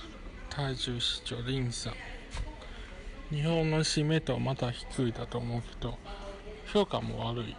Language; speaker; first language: Japanese; non-native, fluent; Chinese